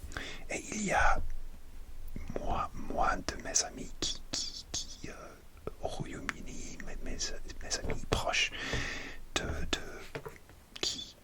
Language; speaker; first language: French; non-native, learner; English